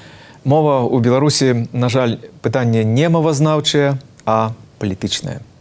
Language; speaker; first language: Belarusian; native; Belarusian